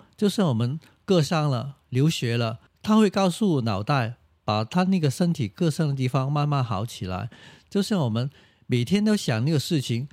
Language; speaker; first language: Chinese; non-native, local second language; Cantonese